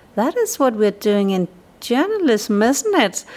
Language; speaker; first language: English; non-native, fluent; Danish